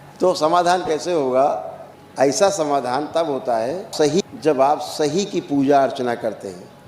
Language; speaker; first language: Hindi; native; Hindi